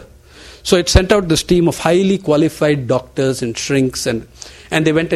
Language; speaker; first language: English; non-native, local second language; Telugu